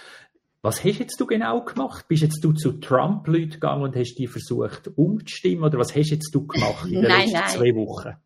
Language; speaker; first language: German; native; German